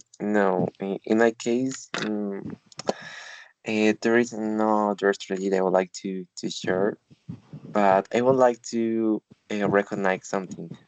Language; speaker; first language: English; non-native, learner; Spanish